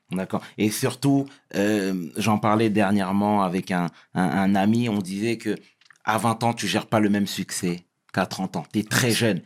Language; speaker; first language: French; native; French